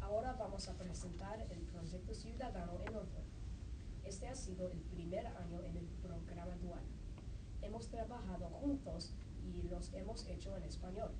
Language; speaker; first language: Spanish; early bilingual, other home language; English